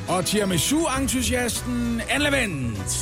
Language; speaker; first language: Danish; native; Danish